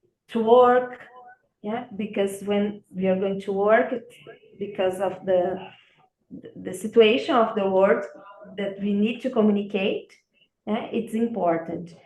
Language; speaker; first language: English; non-native, learner; Portuguese